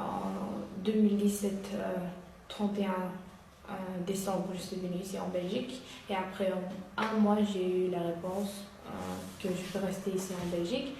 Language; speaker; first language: French; non-native, learner; Uyghur